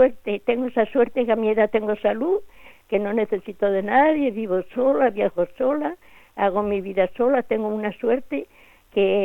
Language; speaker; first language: Spanish; native; Spanish